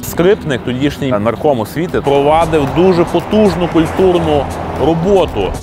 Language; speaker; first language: Ukrainian; native; Ukrainian